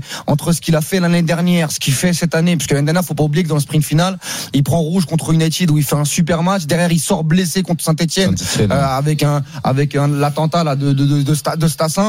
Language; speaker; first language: French; native; French